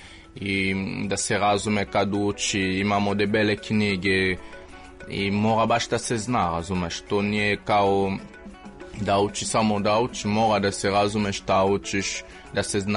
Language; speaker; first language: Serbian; non-native, fluent; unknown